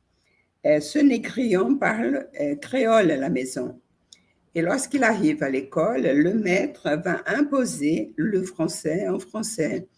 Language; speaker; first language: French; non-native, fluent; Portuguese